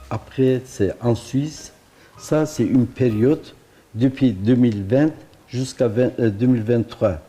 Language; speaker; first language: French; non-native, learner; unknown